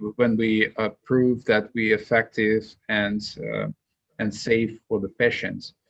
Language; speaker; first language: English; non-native, fluent; Russian